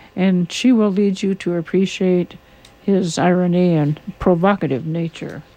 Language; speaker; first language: English; native; English